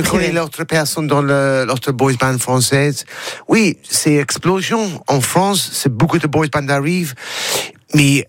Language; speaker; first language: French; non-native, learner; English